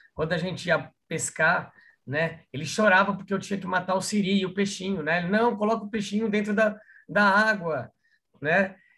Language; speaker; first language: Portuguese; native; Portuguese